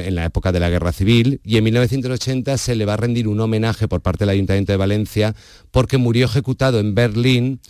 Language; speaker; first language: Spanish; native; Spanish